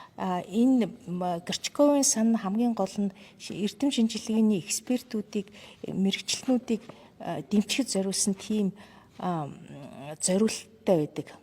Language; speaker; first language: Mongolian; non-native, fluent; Russian